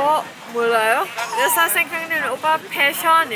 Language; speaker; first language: Korean; non-native, learner; Thai